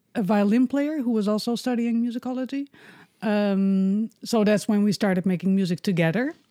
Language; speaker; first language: English; non-native, fluent; Dutch